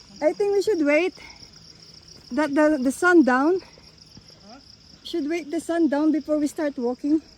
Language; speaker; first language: English; non-native, learner; Cebuano